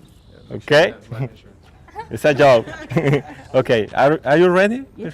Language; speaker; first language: English; non-native, learner; Spanish